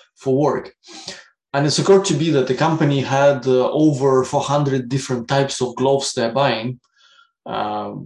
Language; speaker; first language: English; non-native, fluent; Russian